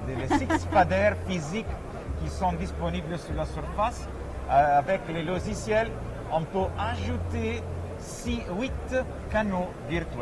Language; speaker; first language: French; non-native, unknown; Italian